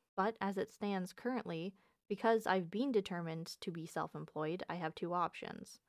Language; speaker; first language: English; native; English